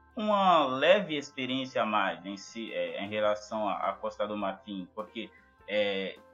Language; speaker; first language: Portuguese; non-native, fluent; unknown